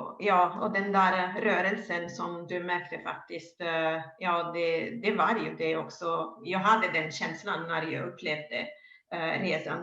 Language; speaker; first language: Swedish; non-native, fluent; Italian